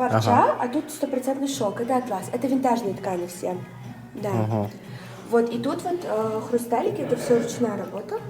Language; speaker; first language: Russian; native; Russian